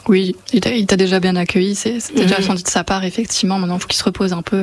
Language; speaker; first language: French; native; French